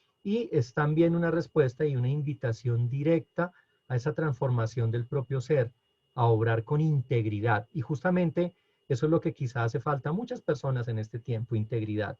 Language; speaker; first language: Spanish; native; Spanish